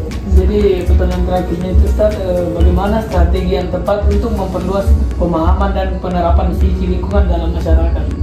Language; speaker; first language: Indonesian; native; Indonesian